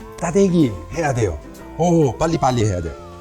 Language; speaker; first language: Korean; non-native, learner; Italian